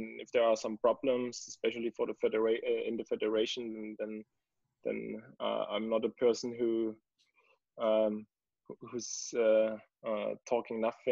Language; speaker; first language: English; non-native, fluent; German